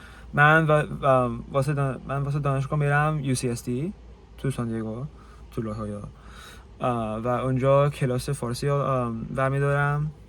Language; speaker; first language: Persian; early bilingual, heritage; English